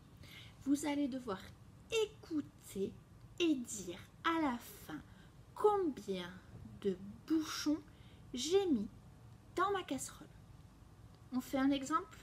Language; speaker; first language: French; native; French